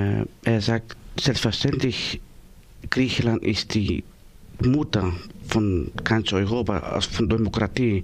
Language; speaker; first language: German; non-native, learner; Greek